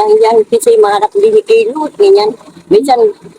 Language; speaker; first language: Filipino; non-native, learner; Vietnamese